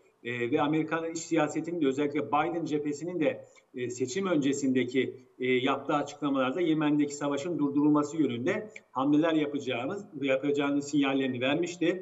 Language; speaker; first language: Turkish; native; Turkish